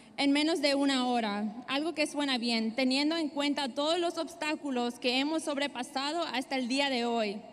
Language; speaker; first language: Spanish; early bilingual, heritage; Spanish